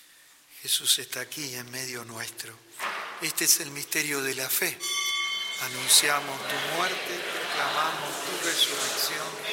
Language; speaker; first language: Spanish; native; Spanish